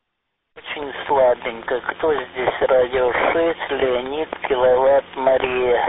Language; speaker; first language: Russian; native; Russian